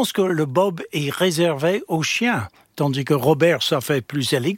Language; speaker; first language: French; non-native, fluent; English